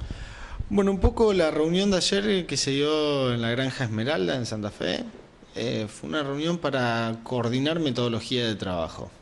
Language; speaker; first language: Spanish; native; Spanish